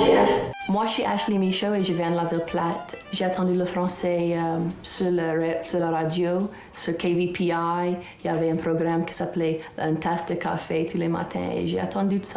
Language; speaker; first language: French; non-native, local second language; English